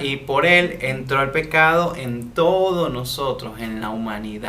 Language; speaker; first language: Spanish; native; Spanish